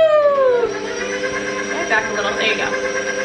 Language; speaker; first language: English; native; English